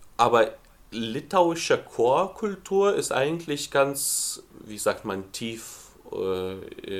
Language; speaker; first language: German; non-native, fluent; Lithuanian